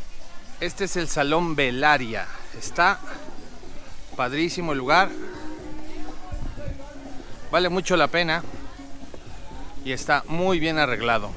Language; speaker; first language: Spanish; native; Spanish